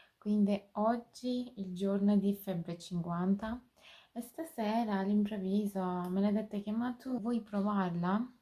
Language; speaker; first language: Italian; non-native, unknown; Turkish